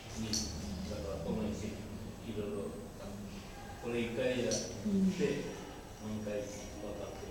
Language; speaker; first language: Japanese; non-native, learner; Bangla